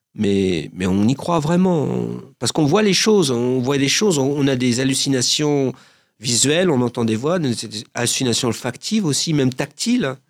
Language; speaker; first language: French; native; French